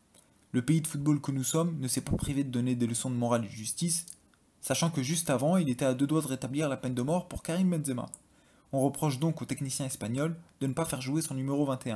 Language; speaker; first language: French; native; French